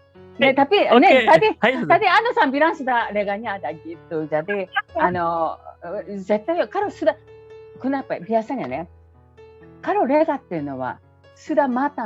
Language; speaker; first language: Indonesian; non-native, fluent; Japanese